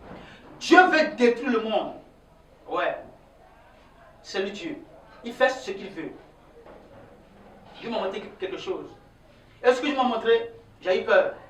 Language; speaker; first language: French; non-native, local second language; Ewe